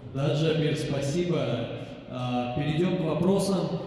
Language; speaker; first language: Russian; native; Russian